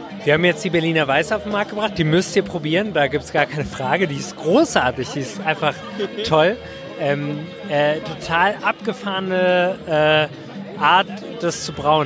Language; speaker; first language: German; native; German